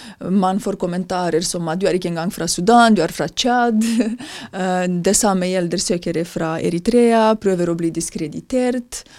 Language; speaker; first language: Norwegian; non-native, fluent; Romanian